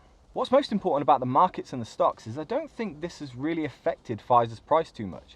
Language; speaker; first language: English; native; English